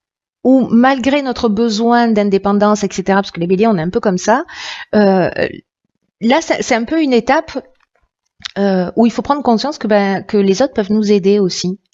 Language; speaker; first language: French; native; French